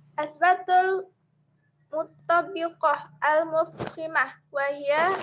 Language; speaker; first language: Arabic; non-native, learner; Indonesian